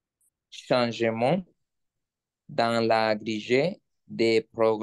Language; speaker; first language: French; non-native, learner; Spanish